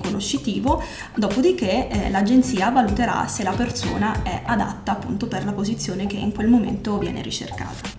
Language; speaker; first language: Italian; native; Italian